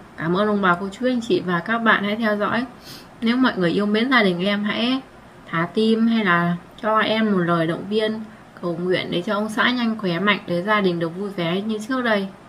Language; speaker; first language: Vietnamese; native; Vietnamese